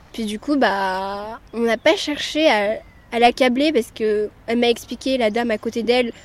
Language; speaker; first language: French; early bilingual, other home language; Amharic